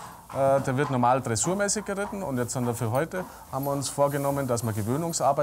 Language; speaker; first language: German; native; German